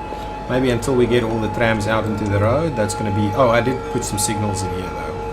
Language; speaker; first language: English; native; English